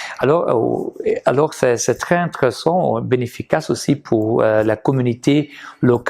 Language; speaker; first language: French; non-native, local second language; Dutch